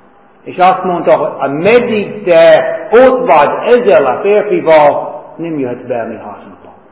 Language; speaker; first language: Hungarian; non-native, fluent; English